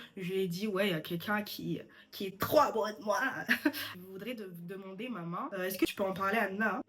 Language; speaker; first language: French; early bilingual, other home language; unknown